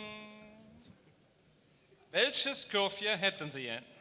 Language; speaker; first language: German; native; German